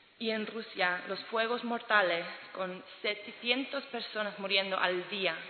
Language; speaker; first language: Spanish; non-native, learner; English